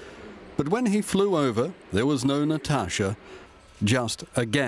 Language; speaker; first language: English; native; English